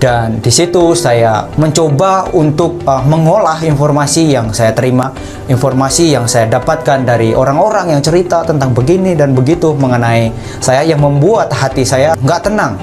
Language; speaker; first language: Indonesian; non-native, local second language; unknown